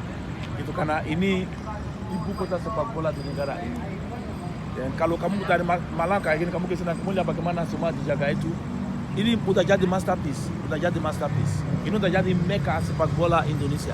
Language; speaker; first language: Indonesian; non-native, fluent; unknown